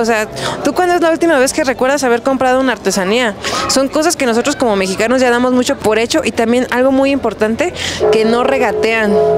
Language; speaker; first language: Spanish; native; Spanish